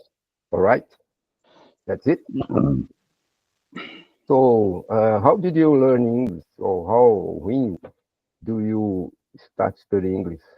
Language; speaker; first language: English; non-native, learner; Portuguese